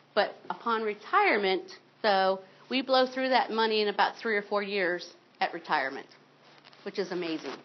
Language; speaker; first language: English; native; English